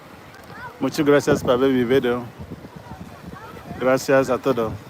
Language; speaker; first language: Spanish; non-native, learner; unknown